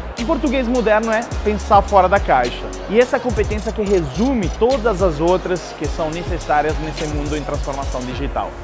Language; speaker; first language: Portuguese; non-native, fluent; Italian